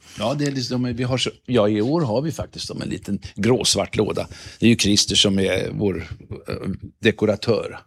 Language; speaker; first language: Swedish; native; Swedish